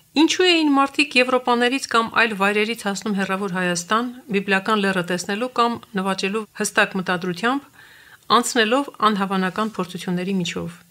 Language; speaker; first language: Armenian; native; Armenian